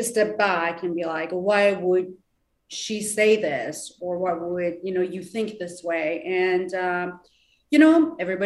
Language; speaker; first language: English; non-native, fluent; Persian